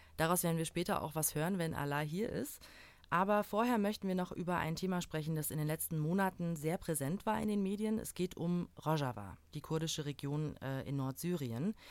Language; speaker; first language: German; native; German